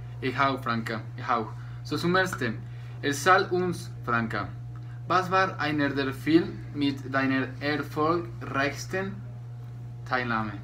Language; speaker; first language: German; non-native, learner; Spanish